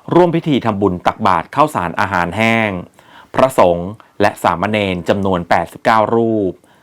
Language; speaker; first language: Thai; native; Thai